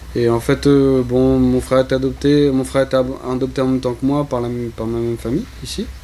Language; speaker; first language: French; early bilingual, other home language; Spanish